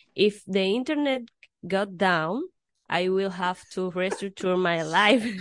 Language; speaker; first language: English; non-native, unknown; Spanish